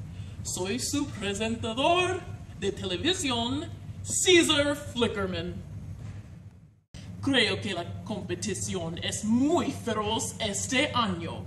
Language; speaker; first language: Spanish; non-native, learner; English